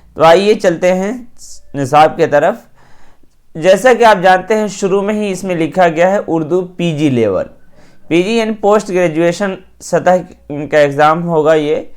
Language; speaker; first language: Urdu; native; Urdu